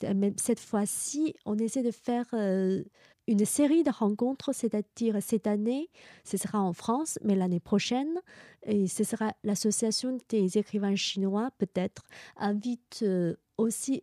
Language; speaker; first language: French; non-native, fluent; Chinese